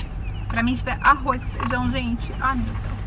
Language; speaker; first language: Portuguese; native; Portuguese